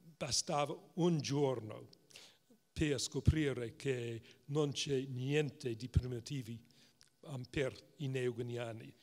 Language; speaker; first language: Italian; non-native, fluent; English